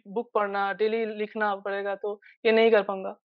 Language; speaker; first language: Hindi; non-native, local second language; Bangla